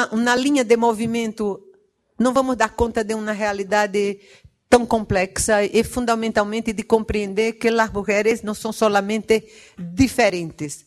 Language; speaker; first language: Portuguese; non-native, learner; Spanish